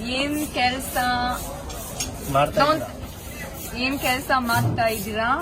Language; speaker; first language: Kannada; non-native, learner; English